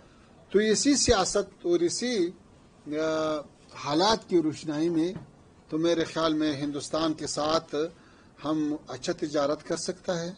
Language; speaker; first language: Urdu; non-native, fluent; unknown